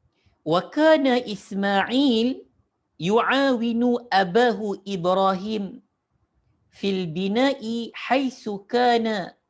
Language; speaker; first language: Arabic; non-native, fluent; Malay